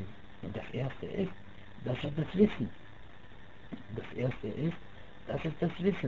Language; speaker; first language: German; non-native, fluent; Arabic